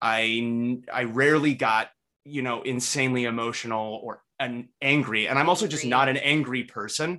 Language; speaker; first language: English; native; English